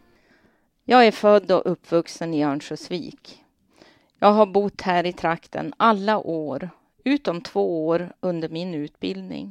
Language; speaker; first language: Swedish; native; Swedish